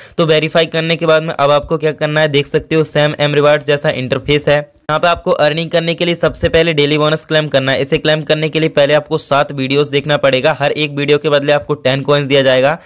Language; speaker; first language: Hindi; native; Hindi